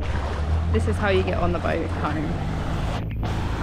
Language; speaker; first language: English; native; English